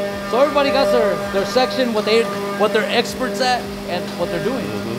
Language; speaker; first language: English; early bilingual, other home language; Spanish